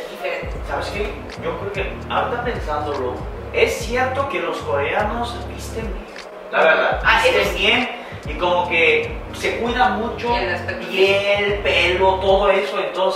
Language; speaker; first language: Spanish; non-native, fluent; Korean